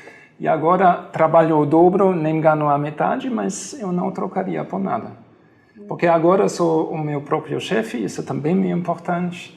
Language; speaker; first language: Portuguese; non-native, fluent; German